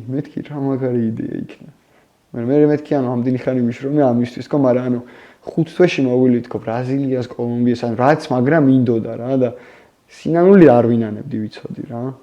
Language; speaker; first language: Georgian; native; Georgian